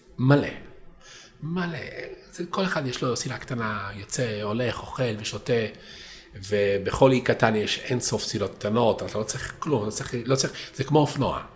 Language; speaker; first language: Hebrew; non-native, fluent; Italian